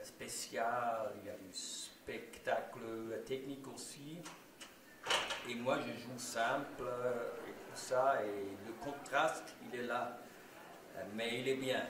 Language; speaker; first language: French; non-native, local second language; German